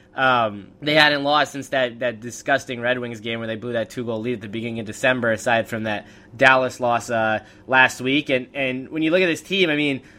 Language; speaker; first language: English; native; English